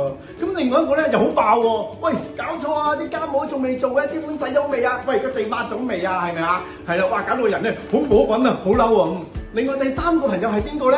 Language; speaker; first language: Cantonese; native; Cantonese